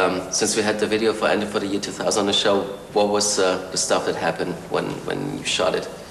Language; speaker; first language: English; non-native, fluent; German